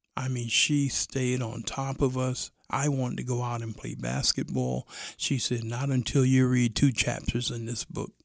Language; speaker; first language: English; native; English